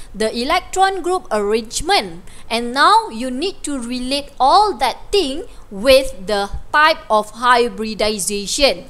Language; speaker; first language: English; non-native, local second language; Malay